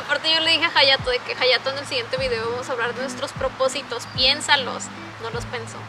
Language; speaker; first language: Spanish; native; Spanish